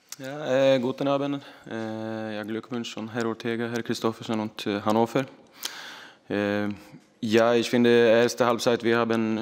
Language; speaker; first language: German; non-native, learner; Icelandic